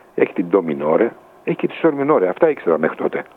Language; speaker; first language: Greek; native; Greek